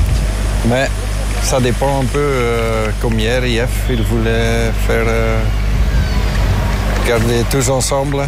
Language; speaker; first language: French; non-native, fluent; Dutch